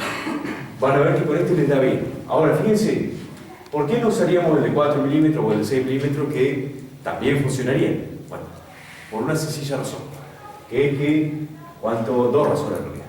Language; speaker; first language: Spanish; native; Spanish